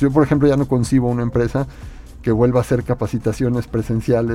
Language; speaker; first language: Spanish; native; Spanish